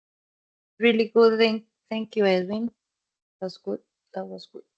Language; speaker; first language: English; non-native, fluent; Spanish